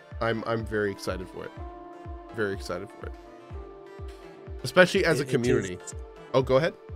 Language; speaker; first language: English; native; English